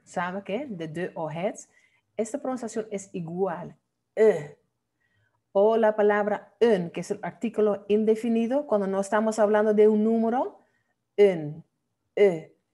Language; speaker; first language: Spanish; non-native, fluent; Dutch